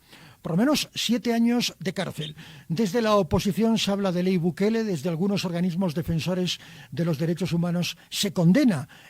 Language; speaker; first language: Spanish; native; Spanish